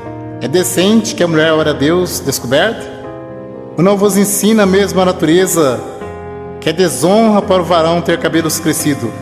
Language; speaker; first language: Portuguese; native; Portuguese